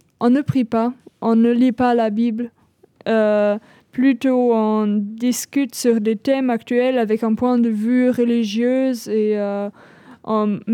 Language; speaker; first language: French; non-native, fluent; German